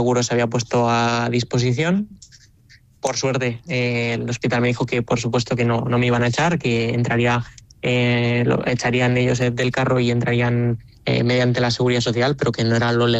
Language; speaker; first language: Spanish; native; Spanish